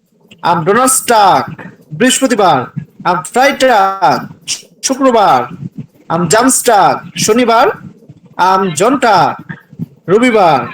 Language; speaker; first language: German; non-native, learner; Bangla